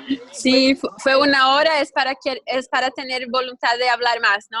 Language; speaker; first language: Spanish; non-native, learner; Portuguese